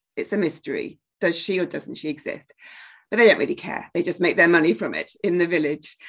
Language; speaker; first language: English; native; English